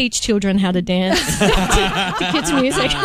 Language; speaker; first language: English; native; English